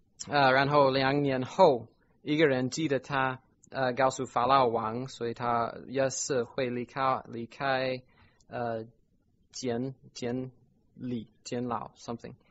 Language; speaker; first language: Chinese; non-native, fluent; English